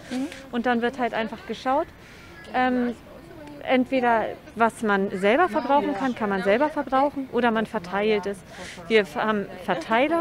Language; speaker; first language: German; native; German